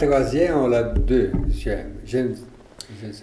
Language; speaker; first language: French; non-native, learner; Italian